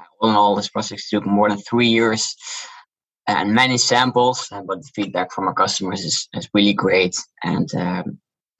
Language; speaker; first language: English; non-native, fluent; Dutch